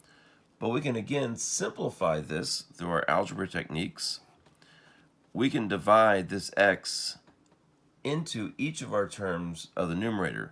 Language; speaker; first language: English; native; English